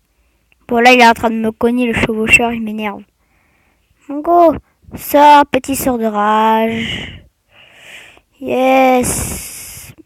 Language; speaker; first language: French; native; French